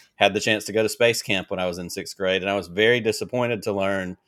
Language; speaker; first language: English; native; English